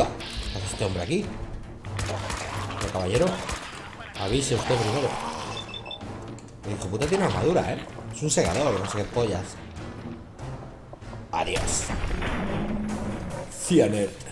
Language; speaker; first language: Spanish; native; Spanish